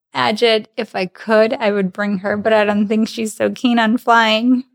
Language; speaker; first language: English; non-native, fluent; Russian